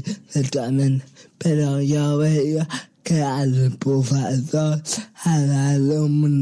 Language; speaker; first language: Catalan; non-native, local second language; Spanish